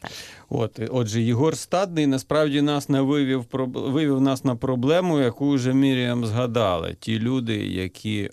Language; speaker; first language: Ukrainian; native; Ukrainian